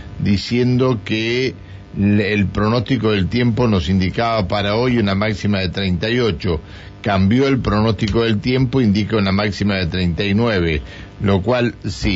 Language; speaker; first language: Spanish; native; Spanish